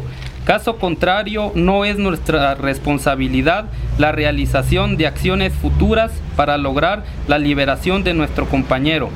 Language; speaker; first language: Spanish; native; Spanish